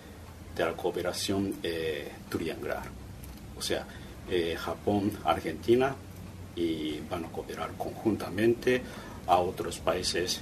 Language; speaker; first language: Spanish; non-native, fluent; Japanese